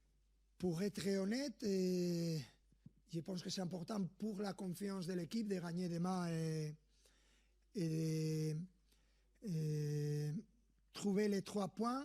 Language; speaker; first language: French; non-native, fluent; Spanish